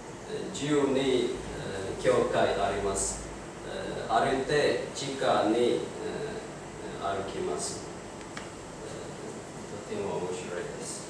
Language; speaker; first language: Japanese; non-native, learner; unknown